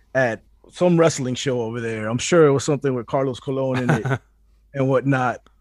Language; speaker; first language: English; early bilingual, other home language; Spanish